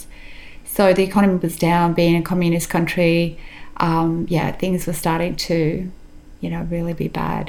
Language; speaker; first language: English; early bilingual, other home language; Macedonian